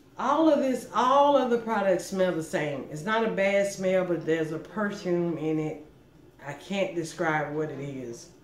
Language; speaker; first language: English; native; English